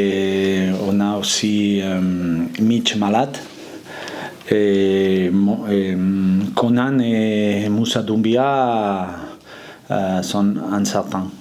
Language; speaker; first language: French; non-native, fluent; Spanish